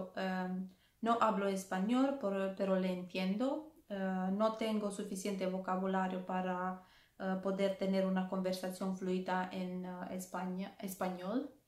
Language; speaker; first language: Spanish; non-native, learner; Romanian